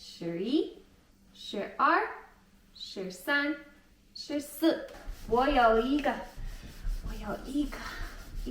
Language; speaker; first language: Chinese; non-native, learner; English